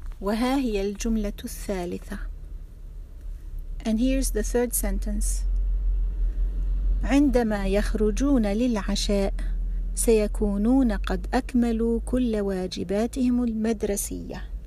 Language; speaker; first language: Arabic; non-native, fluent; English